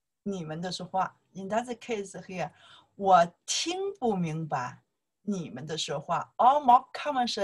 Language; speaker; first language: English; non-native, learner; Chinese